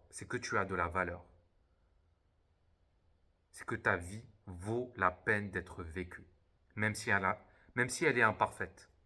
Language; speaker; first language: French; native; French